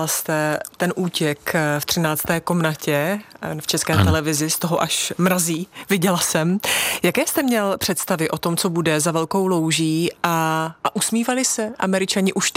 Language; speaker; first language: Czech; native; Czech